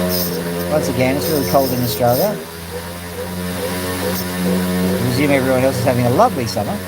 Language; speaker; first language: English; native; English